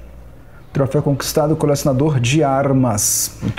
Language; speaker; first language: Portuguese; native; Portuguese